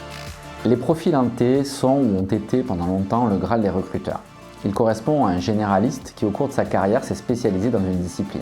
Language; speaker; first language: French; native; French